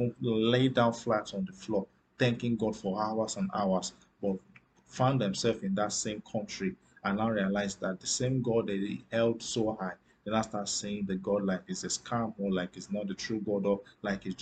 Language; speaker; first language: English; non-native, local second language; Yoruba